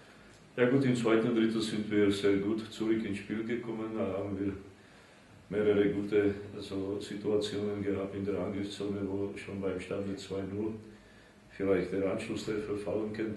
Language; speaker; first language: German; non-native, fluent; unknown